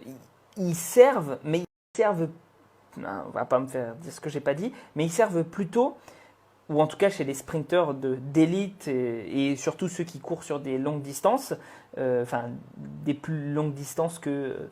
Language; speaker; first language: French; native; French